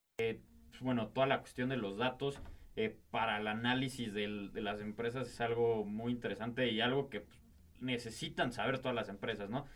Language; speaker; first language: Spanish; native; Spanish